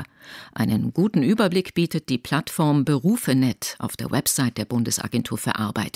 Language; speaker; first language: German; native; German